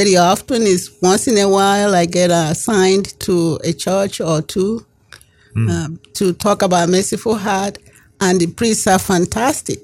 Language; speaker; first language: English; non-native, local second language; Igbo